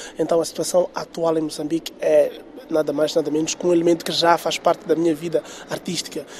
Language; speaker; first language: Portuguese; non-native, local second language; Tsonga